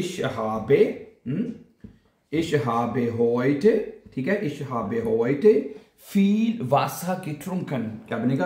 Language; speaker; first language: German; non-native, fluent; Urdu